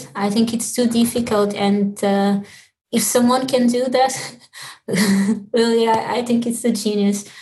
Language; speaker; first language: English; early bilingual, other home language; Portuguese